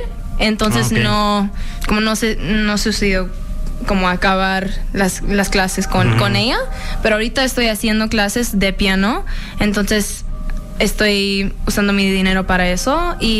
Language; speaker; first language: Spanish; early bilingual, heritage; English